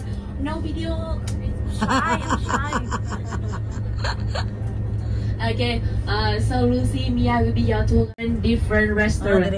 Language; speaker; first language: English; non-native, learner; Vietnamese